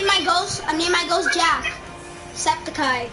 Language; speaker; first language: English; native; English